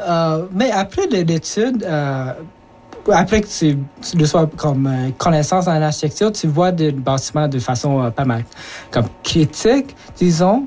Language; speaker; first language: French; early bilingual, other home language; Japanese